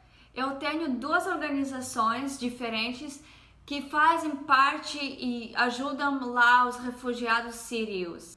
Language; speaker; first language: Portuguese; non-native, fluent; Hebrew